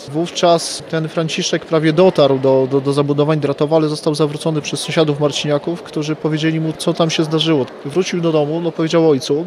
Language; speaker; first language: Polish; native; Polish